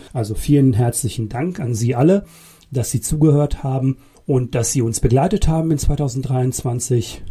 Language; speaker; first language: German; early bilingual, other home language; Bosnian